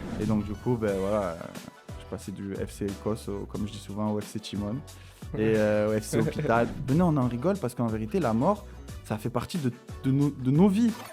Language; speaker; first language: French; native; French